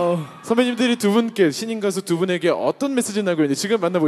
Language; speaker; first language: Korean; native; Korean